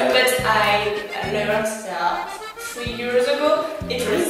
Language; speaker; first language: English; non-native, learner; French